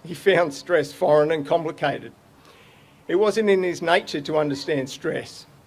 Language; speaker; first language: English; native; English